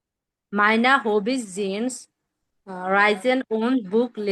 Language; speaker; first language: German; non-native, learner; Bangla